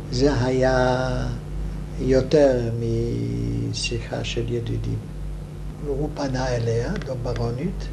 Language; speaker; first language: Hebrew; non-native, fluent; Hungarian